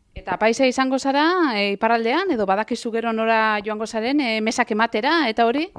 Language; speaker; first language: Basque; native; Basque